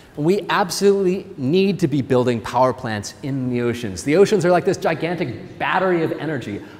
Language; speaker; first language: English; native; English